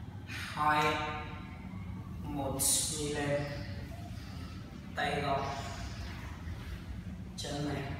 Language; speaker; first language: Vietnamese; non-native, learner; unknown